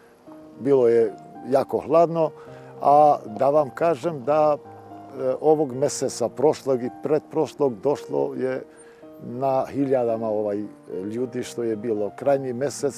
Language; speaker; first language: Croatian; non-native, local second language; Albanian